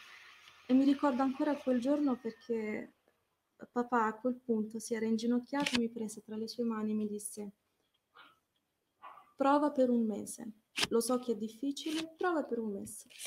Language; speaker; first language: Italian; early bilingual, other home language; Arabic